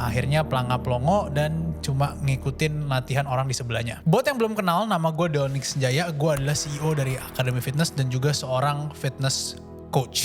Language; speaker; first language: Indonesian; native; Indonesian